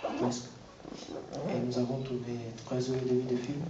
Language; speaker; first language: French; non-native, fluent; Romanian